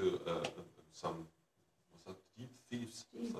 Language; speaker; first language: English; non-native, fluent; German